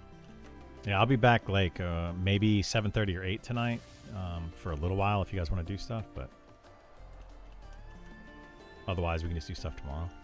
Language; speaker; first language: English; native; English